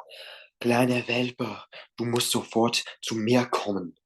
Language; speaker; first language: German; non-native, learner; English